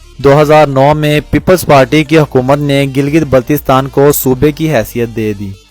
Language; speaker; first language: Urdu; non-native, local second language; Balti